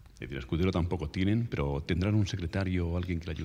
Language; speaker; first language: Spanish; native; Spanish